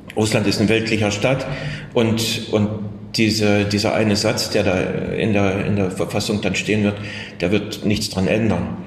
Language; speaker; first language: German; native; German